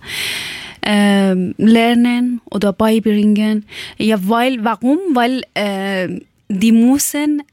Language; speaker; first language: German; non-native, learner; Persian